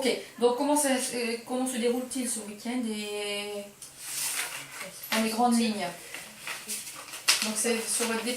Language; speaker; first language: French; native; French